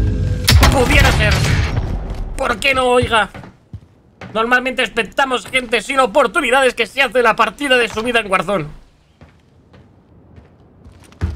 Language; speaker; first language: Spanish; native; Spanish